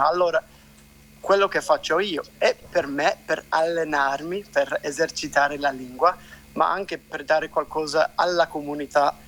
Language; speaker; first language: Italian; non-native, fluent; English